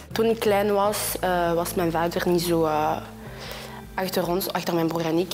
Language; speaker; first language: Dutch; early bilingual, other home language; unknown